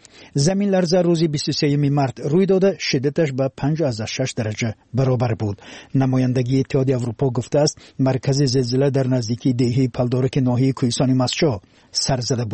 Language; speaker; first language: Persian; native; Persian